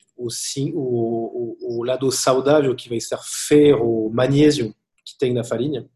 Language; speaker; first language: Portuguese; non-native, learner; French